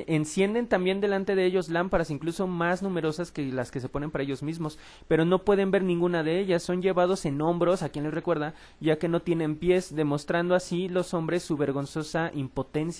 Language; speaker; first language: Spanish; native; Spanish